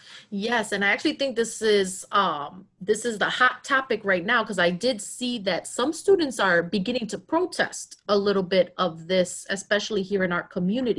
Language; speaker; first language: English; early bilingual, other home language; Spanish